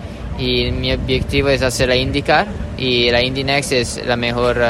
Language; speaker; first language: Spanish; non-native, learner; Italian